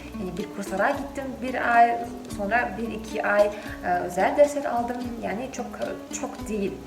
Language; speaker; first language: Turkish; non-native, fluent; Kazakh